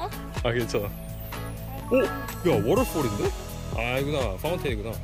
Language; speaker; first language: Korean; native; Korean